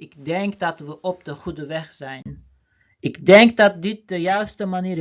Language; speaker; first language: Dutch; non-native, learner; Turkish